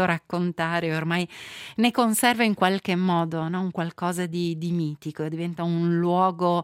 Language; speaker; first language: Italian; native; Italian